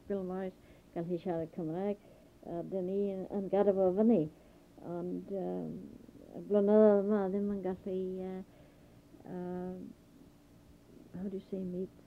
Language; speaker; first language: Welsh; early bilingual, heritage; Welsh